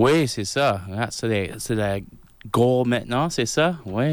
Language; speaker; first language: French; non-native, local second language; English